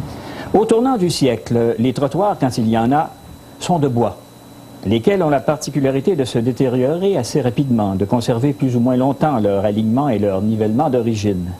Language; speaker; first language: French; native; French